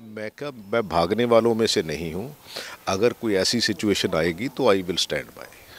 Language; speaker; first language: Hindi; non-native, local second language; Punjabi